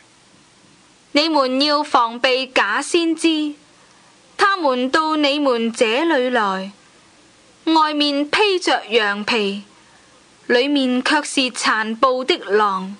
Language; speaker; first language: Cantonese; native; Cantonese